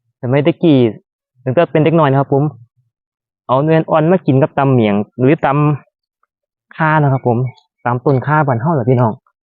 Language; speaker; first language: Thai; native; Thai